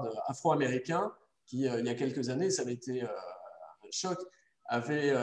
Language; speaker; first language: French; native; French